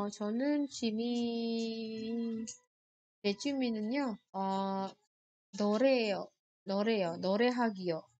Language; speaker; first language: Korean; non-native, fluent; Indonesian